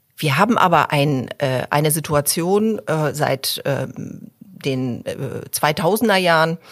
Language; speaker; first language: German; early bilingual, other home language; Polish